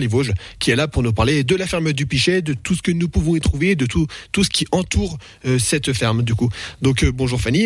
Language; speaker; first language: French; native; French